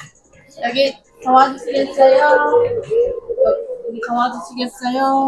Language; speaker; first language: Korean; non-native, learner; Mongolian